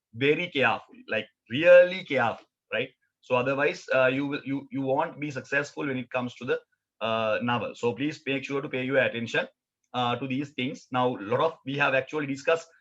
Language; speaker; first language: English; non-native, local second language; Sinhala